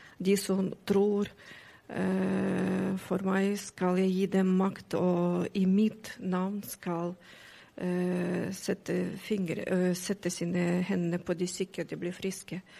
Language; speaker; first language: Norwegian; non-native, learner; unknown